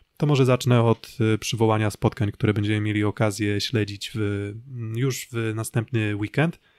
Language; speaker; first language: Polish; native; Polish